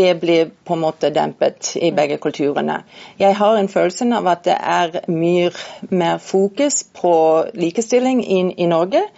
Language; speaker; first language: Norwegian; non-native, fluent; English